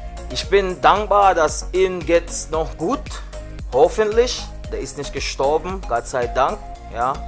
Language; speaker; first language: German; non-native, fluent; English